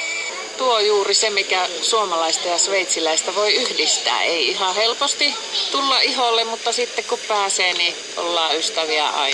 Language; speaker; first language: Finnish; native; Finnish